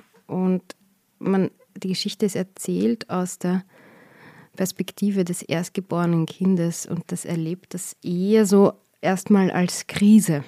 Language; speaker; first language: German; native; German